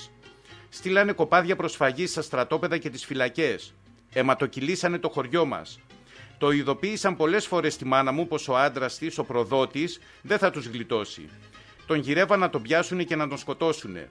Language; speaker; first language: Greek; native; Greek